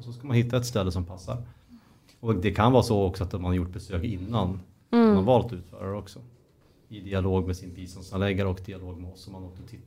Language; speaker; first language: Swedish; native; Swedish